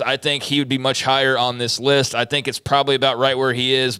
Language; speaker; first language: English; native; English